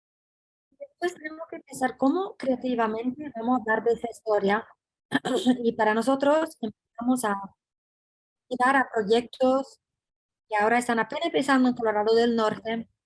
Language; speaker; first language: Spanish; non-native, fluent; English